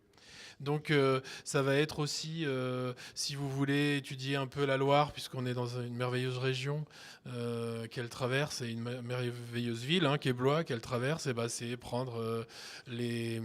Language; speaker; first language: French; native; French